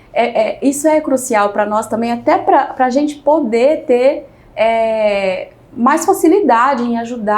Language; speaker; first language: Portuguese; native; Portuguese